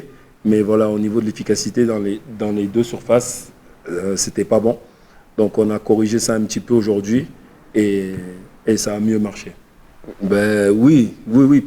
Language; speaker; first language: French; native; French